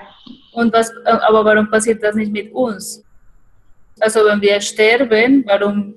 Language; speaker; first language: German; non-native, fluent; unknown